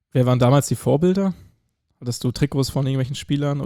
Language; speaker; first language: German; native; German